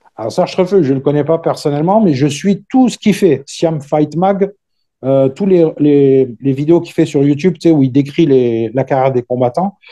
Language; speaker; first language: French; native; French